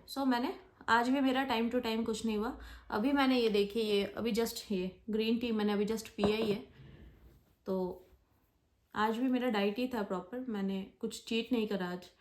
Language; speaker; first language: Hindi; non-native, local second language; Bangla